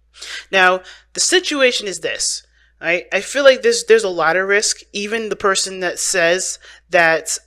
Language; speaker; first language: English; native; English